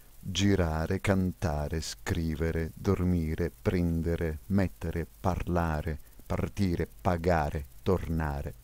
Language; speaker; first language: Italian; non-native, fluent; French